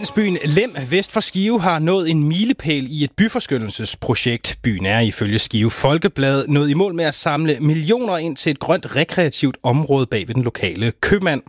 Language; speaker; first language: Danish; native; Danish